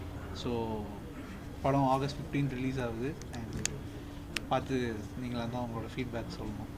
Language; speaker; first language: Tamil; native; Tamil